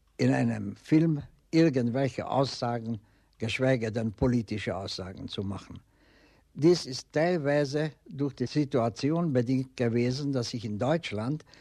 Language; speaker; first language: German; non-native, fluent; Hungarian